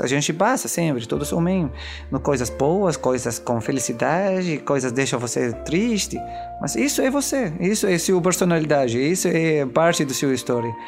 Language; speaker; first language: Portuguese; non-native, learner; Arabic